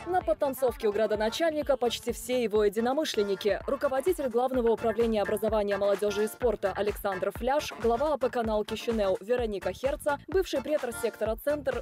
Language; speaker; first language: Russian; native; Russian